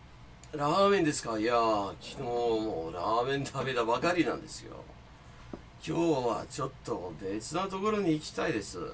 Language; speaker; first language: Japanese; non-native, fluent; English